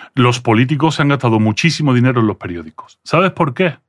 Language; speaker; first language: Spanish; early bilingual, other home language; French